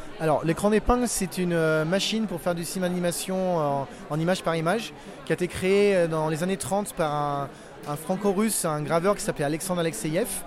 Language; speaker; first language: French; native; French